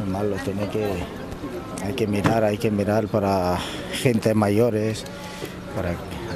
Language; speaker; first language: Spanish; non-native, learner; Portuguese